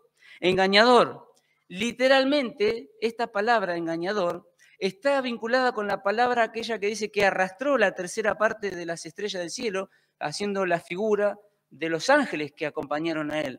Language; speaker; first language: Spanish; native; Spanish